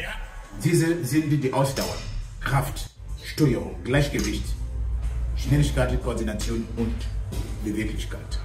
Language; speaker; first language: German; non-native, fluent; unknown